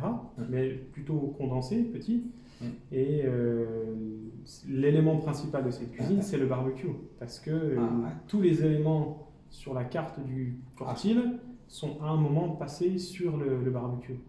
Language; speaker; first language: French; native; French